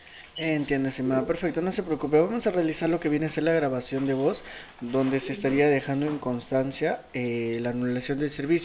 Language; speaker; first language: Spanish; native; Spanish